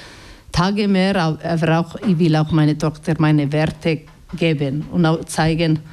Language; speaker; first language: German; non-native, learner; Basque